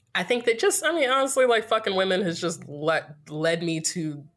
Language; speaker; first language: English; native; English